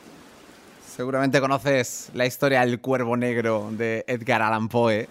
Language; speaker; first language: Spanish; native; Spanish